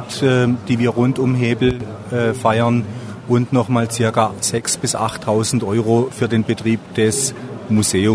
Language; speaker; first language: German; native; German